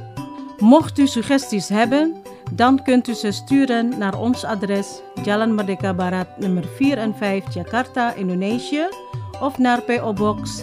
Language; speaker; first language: Dutch; non-native, fluent; Indonesian